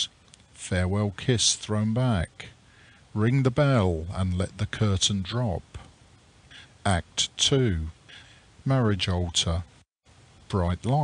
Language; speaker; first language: English; native; English